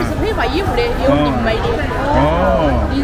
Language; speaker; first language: Chinese; non-native, learner; Armenian